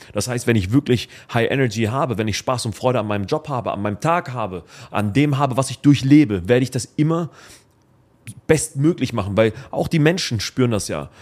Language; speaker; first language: German; early bilingual, other home language; Arabic